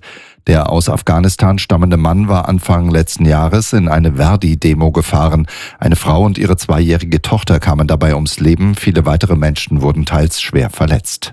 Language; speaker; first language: German; native; German